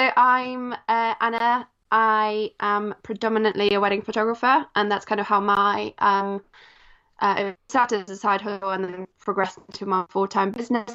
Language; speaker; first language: English; early bilingual, other home language; Polish